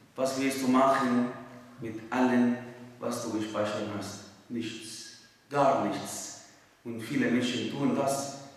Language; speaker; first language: German; non-native, fluent; Arabic